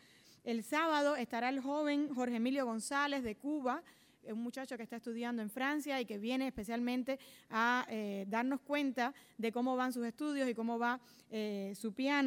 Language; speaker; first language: Spanish; native; Spanish